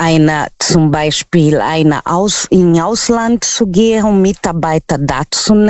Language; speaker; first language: German; non-native, learner; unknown